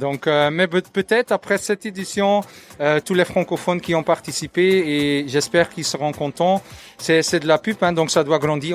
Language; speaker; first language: French; non-native, local second language; Dutch